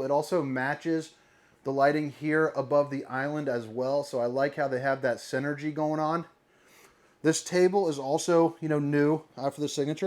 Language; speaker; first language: English; native; English